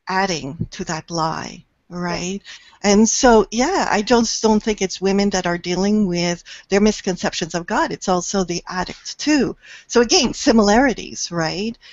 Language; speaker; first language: English; native; English